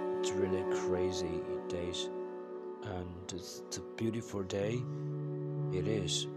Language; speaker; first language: English; non-native, learner; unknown